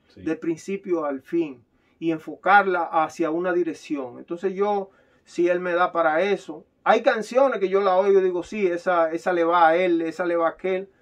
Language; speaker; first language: Spanish; native; Spanish